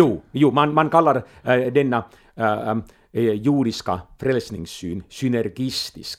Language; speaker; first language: Swedish; non-native, local second language; Finnish